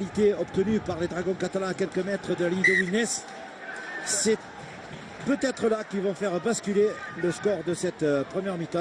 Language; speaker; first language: French; native; French